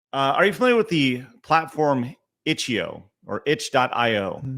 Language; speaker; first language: English; native; English